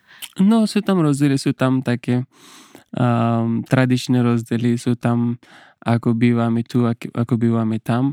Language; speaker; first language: Slovak; non-native, learner; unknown